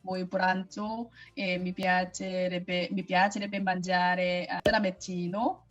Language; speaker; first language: Italian; non-native, learner; Korean